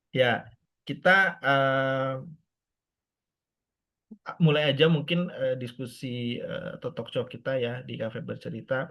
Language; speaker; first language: Indonesian; native; Indonesian